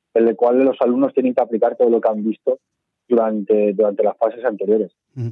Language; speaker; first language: Spanish; native; Spanish